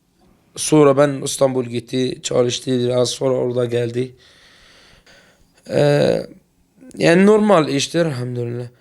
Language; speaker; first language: Turkish; non-native, learner; Arabic